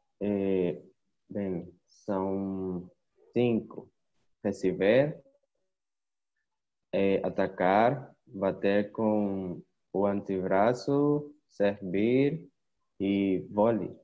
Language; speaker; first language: Portuguese; non-native, learner; Spanish